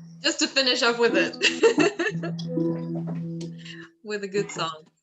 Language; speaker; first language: English; non-native, fluent; Russian